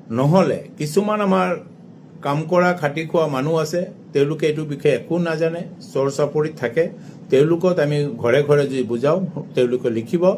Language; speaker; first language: Assamese; non-native, local second language; Bangla